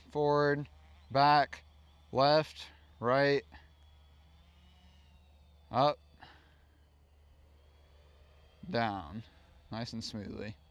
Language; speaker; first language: English; native; English